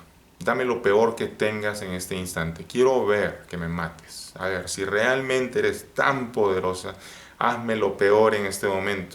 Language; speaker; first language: Spanish; native; Spanish